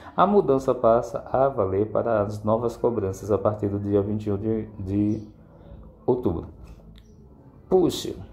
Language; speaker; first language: Portuguese; native; Portuguese